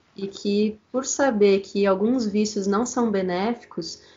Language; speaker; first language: Portuguese; native; Portuguese